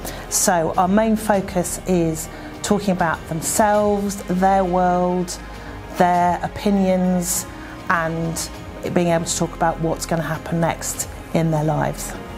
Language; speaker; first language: English; native; English